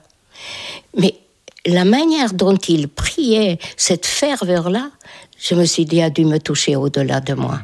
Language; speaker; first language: French; non-native, fluent; Hungarian